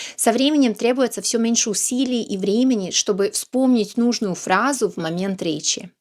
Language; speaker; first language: Russian; non-native, fluent; Serbian